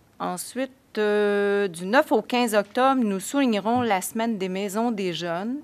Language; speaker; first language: French; native; French